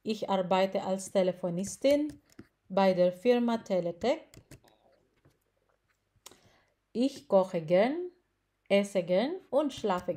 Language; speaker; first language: German; non-native, learner; Filipino